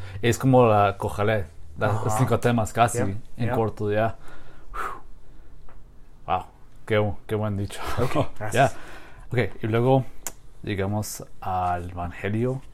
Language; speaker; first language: Spanish; non-native, learner; English